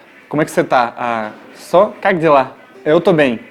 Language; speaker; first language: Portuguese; non-native, fluent; Russian